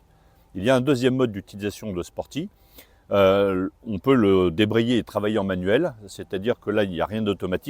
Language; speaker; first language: French; native; French